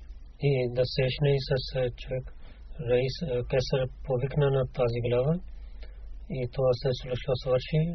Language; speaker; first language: Bulgarian; non-native, fluent; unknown